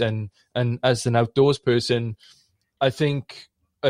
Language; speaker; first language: English; native; English